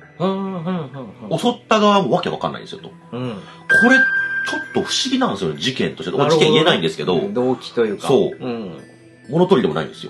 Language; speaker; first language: Japanese; native; Japanese